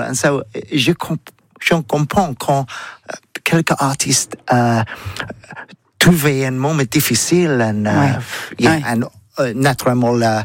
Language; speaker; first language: French; non-native, learner; English